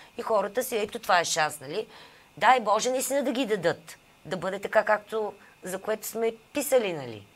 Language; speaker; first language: Bulgarian; native; Bulgarian